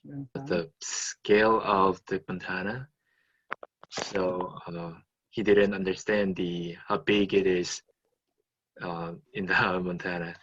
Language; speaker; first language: English; non-native, fluent; Korean